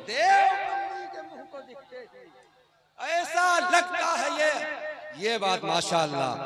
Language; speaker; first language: Hindi; native; Hindi